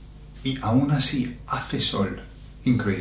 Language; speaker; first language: Spanish; non-native, fluent; English